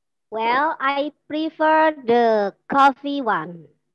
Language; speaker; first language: English; non-native, learner; Indonesian